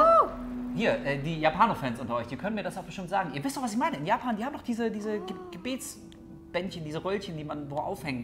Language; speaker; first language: German; native; German